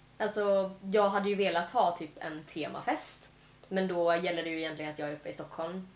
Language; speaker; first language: Swedish; native; Swedish